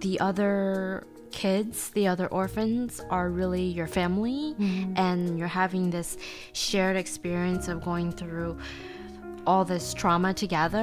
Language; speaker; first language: English; early bilingual, other home language; Chinese